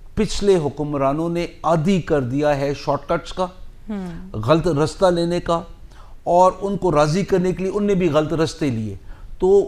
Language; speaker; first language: Urdu; non-native, local second language; Punjabi